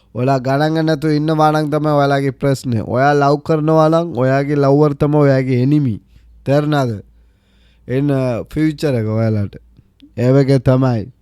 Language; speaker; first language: Sinhala; early bilingual, heritage; Sinhala